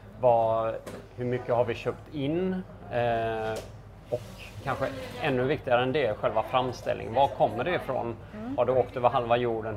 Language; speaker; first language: Swedish; native; Swedish